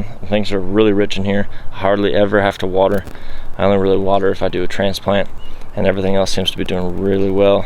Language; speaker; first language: English; native; English